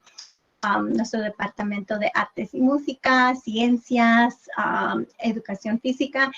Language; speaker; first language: Spanish; early bilingual, heritage; English